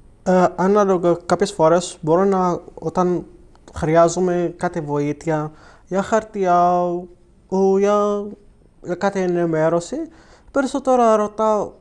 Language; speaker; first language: Greek; non-native, learner; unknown